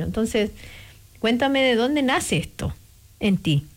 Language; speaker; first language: Spanish; native; Spanish